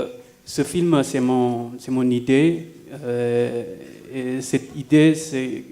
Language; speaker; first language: French; non-native, local second language; Wolof